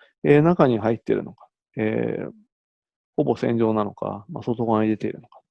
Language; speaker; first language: Japanese; native; Japanese